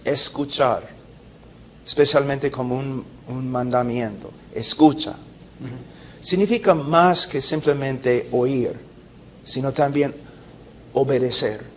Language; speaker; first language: Spanish; non-native, fluent; English